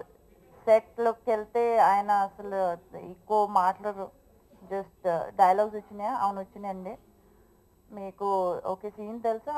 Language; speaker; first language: Telugu; non-native, local second language; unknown